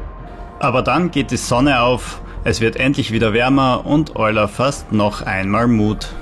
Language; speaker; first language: German; native; German